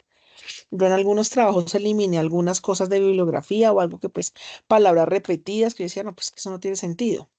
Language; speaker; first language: Spanish; native; Spanish